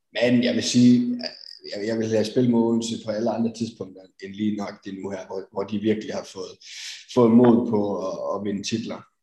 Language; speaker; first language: Danish; native; Danish